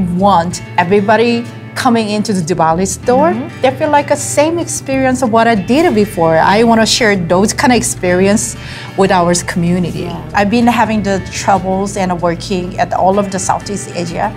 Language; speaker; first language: English; non-native, learner; Korean